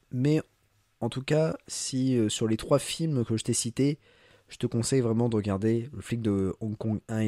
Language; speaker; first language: French; native; French